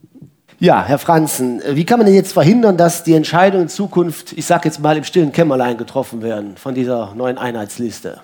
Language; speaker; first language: German; native; German